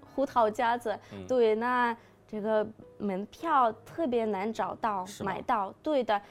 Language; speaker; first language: Chinese; non-native, fluent; Russian